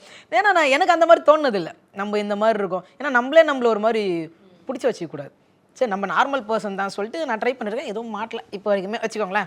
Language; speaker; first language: Tamil; native; Tamil